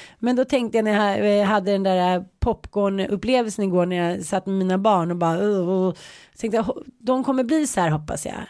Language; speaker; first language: Swedish; native; Swedish